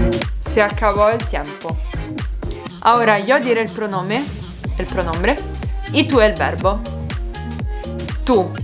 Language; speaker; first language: Spanish; non-native, fluent; Italian